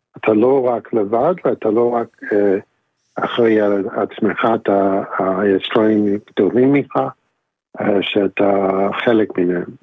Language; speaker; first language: Hebrew; non-native, fluent; English